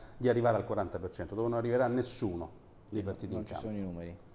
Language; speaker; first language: Italian; native; Italian